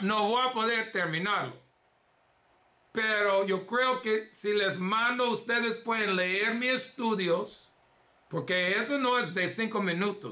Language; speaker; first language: Spanish; early bilingual, heritage; English